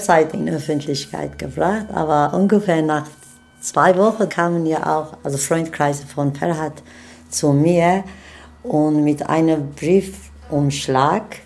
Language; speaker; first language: German; non-native, fluent; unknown